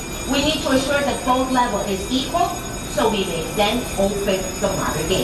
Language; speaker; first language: English; non-native, fluent; Spanish